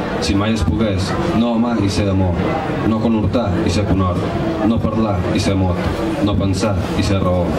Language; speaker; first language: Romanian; non-native, fluent; Catalan